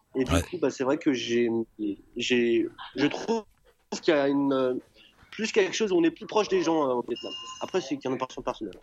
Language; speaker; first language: French; native; French